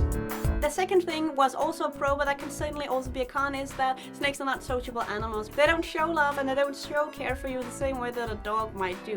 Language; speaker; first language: English; non-native, fluent; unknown